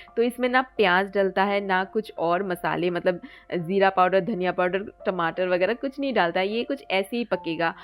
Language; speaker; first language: Hindi; non-native, local second language; Bangla